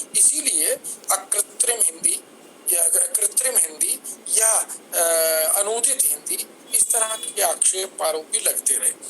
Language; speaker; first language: Hindi; native; Hindi